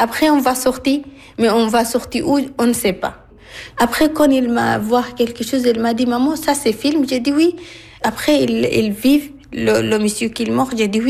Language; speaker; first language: French; non-native, learner; Arabic